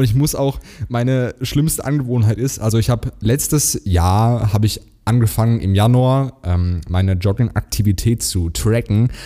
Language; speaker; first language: German; native; German